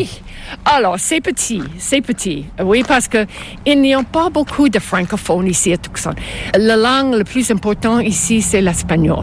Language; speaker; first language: French; non-native, fluent; English